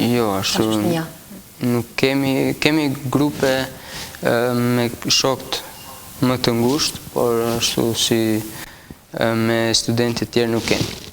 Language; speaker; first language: Albanian; early bilingual, heritage; Albanian